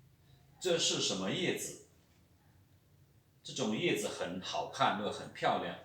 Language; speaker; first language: Chinese; non-native, fluent; Lao